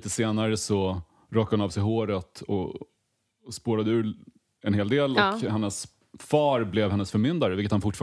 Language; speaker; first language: Swedish; native; Swedish